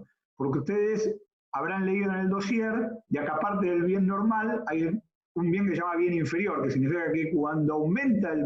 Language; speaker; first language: Spanish; native; Spanish